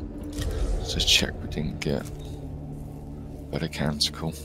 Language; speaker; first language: English; native; English